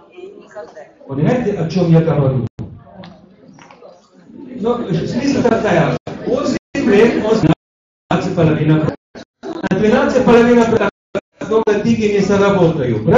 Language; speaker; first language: Russian; non-native, learner; German